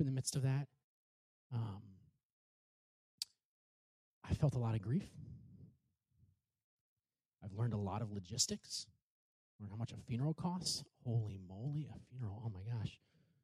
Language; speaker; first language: English; native; English